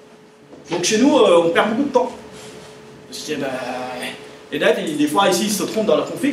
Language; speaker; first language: French; native; French